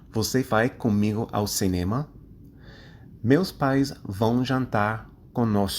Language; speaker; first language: Portuguese; non-native, fluent; English